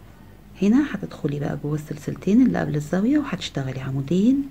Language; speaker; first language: Arabic; native; Arabic